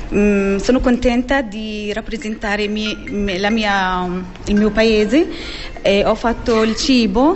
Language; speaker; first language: Italian; non-native, learner; Arabic